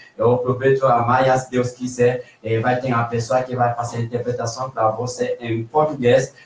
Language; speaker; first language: Portuguese; non-native, learner; Haitian Creole